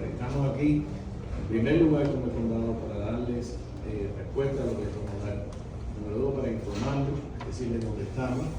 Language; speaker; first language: Spanish; early bilingual, heritage; Spanish